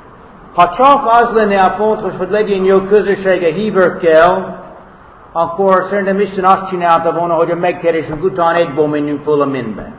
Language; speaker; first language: Hungarian; non-native, fluent; English